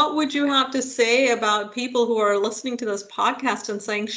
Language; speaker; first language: English; non-native, local second language; Hindi